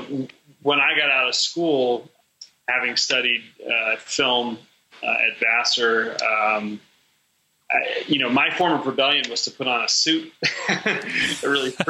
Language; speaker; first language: English; native; English